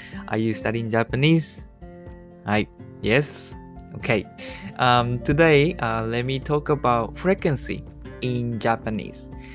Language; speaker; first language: English; non-native, fluent; Japanese